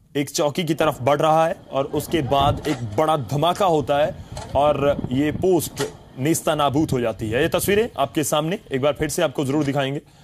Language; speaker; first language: Hindi; native; Hindi